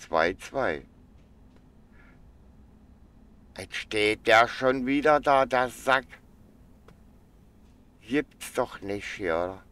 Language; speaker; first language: German; native; German